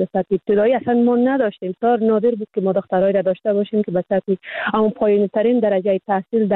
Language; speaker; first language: Persian; native; Persian